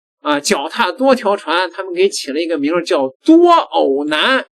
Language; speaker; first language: Chinese; native; Chinese